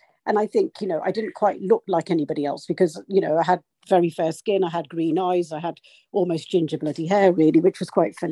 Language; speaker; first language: English; native; English